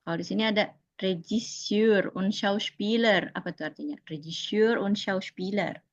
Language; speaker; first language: German; non-native, fluent; Indonesian